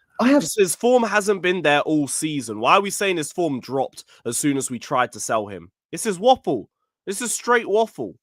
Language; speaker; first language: English; native; English